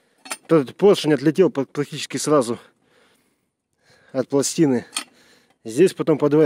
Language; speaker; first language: Russian; native; Russian